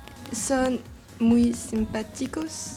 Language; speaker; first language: Spanish; non-native, learner; French